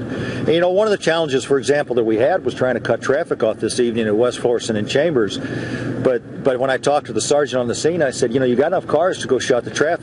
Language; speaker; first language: English; native; English